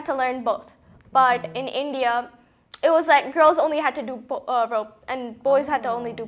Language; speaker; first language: English; early bilingual, other home language; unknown